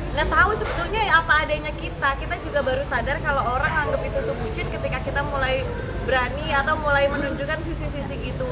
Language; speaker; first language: Indonesian; native; Indonesian